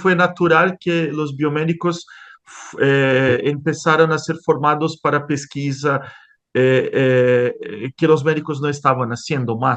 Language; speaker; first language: Spanish; non-native, fluent; Portuguese